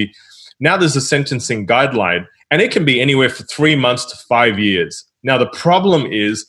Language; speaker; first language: English; native; English